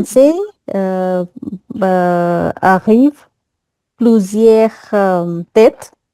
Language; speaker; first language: French; non-native, learner; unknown